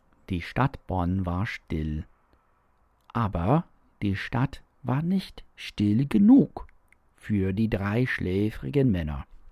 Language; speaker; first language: German; non-native, fluent; English